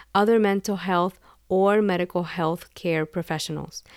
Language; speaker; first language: English; non-native, fluent; Spanish